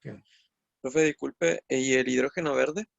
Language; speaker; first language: Spanish; native; Spanish